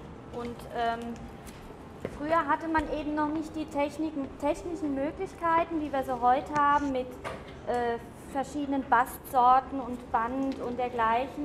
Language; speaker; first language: German; native; German